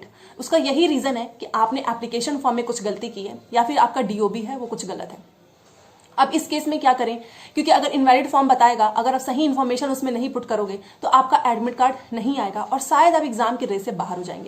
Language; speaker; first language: Hindi; native; Hindi